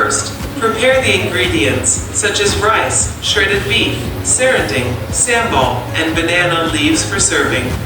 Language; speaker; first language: English; non-native, learner; Indonesian